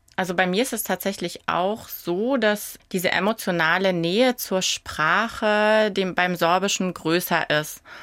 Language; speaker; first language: German; non-native, local second language; Upper Sorbian